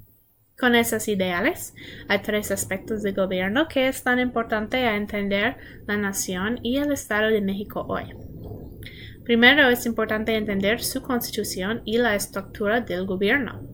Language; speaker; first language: Spanish; non-native, learner; English